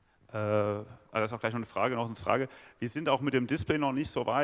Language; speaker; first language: German; native; German